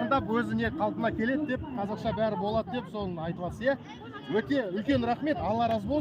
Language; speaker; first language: Kazakh; non-native, local second language; Russian